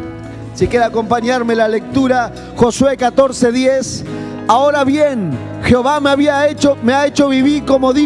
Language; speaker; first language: Spanish; native; Spanish